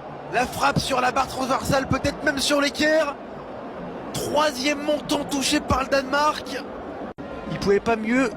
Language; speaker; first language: French; native; French